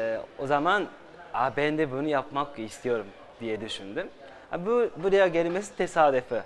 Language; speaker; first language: Turkish; non-native, fluent; Japanese